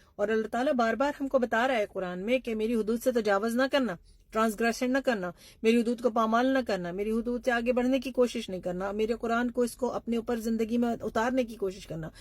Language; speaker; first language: Urdu; native; Urdu